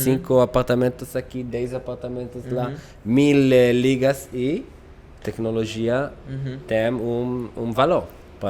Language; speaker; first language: Portuguese; non-native, learner; Hebrew